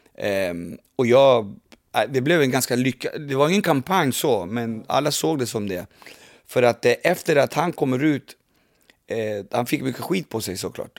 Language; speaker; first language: Swedish; early bilingual, other home language; Spanish